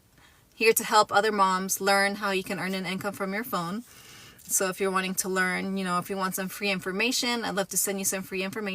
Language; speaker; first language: English; native; English